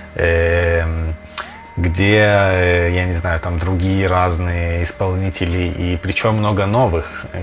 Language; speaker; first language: Russian; early bilingual, other home language; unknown